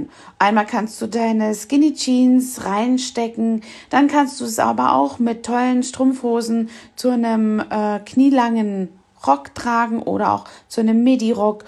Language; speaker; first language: German; native; German